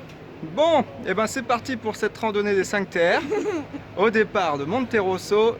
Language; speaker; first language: French; native; French